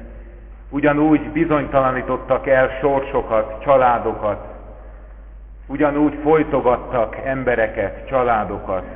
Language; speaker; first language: Hungarian; native; Hungarian